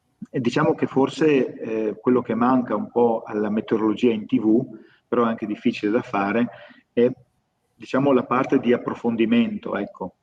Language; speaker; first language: Italian; native; Italian